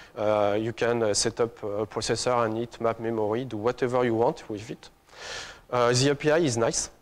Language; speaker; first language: English; non-native, fluent; French